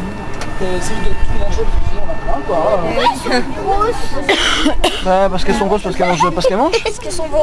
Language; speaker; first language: French; native; French